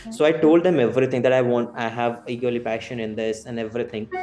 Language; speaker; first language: English; non-native, local second language; Hindi